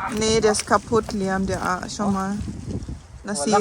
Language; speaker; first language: German; native; German